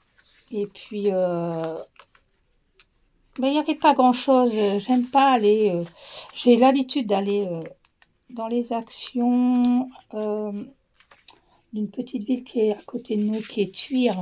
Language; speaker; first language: French; native; French